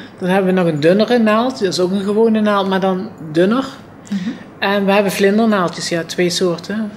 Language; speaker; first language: Dutch; native; Dutch